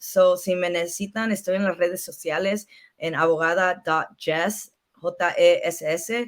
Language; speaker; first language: Spanish; early bilingual, heritage; Spanish